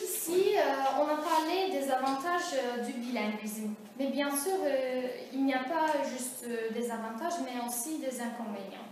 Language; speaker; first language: French; non-native, fluent; Turkish